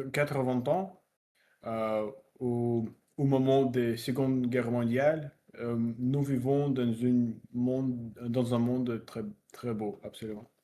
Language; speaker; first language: French; non-native, learner; Russian